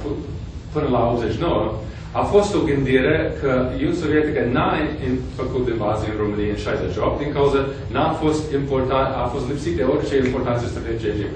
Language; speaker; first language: Romanian; non-native, fluent; English